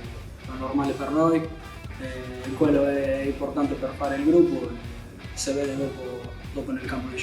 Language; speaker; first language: Italian; non-native, learner; Spanish